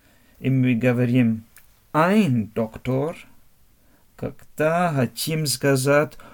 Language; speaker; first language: Russian; non-native, fluent; German